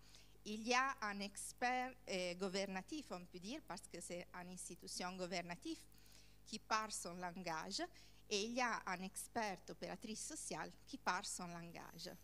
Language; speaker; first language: French; non-native, learner; Italian